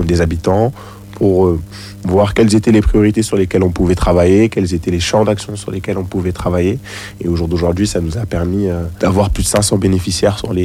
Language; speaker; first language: French; native; French